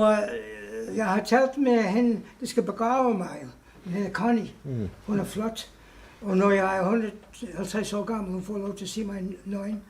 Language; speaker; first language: Danish; non-native, fluent; English